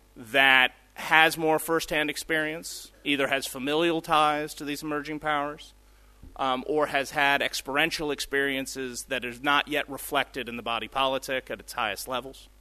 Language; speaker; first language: English; early bilingual, other home language; Spanish